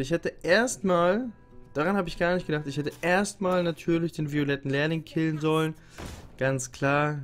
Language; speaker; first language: German; native; German